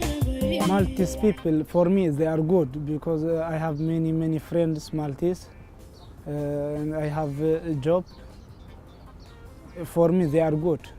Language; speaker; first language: English; non-native, learner; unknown